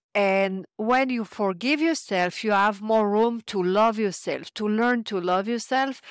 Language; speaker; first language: English; non-native, fluent; French